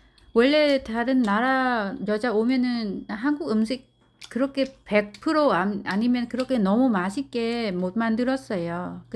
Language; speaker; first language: Korean; non-native, learner; Vietnamese